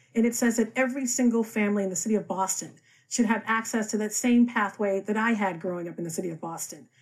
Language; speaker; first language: English; native; English